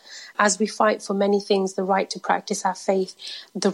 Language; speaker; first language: English; native; English